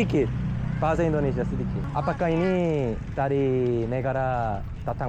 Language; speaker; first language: Indonesian; non-native, learner; Korean